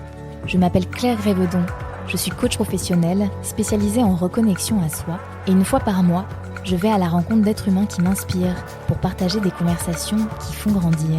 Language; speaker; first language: French; native; French